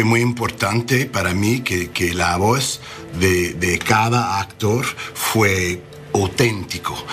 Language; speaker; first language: Spanish; non-native, learner; English